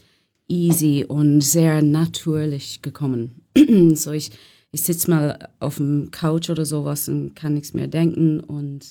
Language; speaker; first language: German; non-native, fluent; English